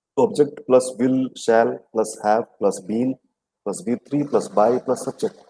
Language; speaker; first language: Hindi; native; Hindi